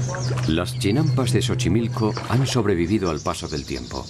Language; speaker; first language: Spanish; native; Spanish